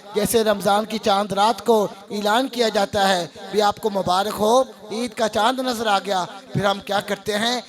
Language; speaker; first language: Urdu; non-native, local second language; Punjabi